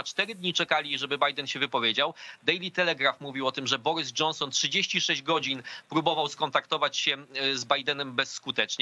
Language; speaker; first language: Polish; native; Polish